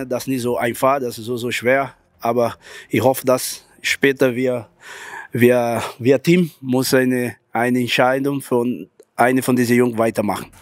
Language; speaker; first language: German; non-native, learner; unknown